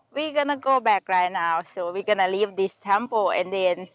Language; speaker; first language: English; non-native, learner; Thai